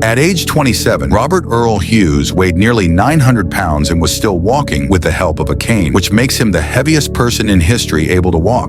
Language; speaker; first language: English; native; English